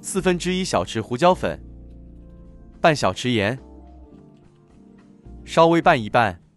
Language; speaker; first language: Chinese; native; Chinese